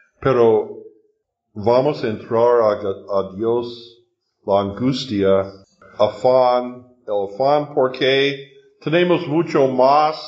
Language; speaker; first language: Spanish; non-native, learner; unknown